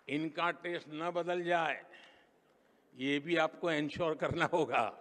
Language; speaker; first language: Hindi; non-native, local second language; Gujarati